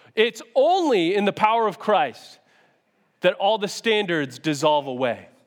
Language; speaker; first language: English; native; English